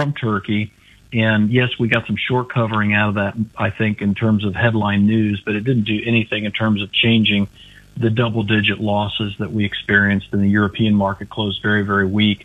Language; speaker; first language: English; native; English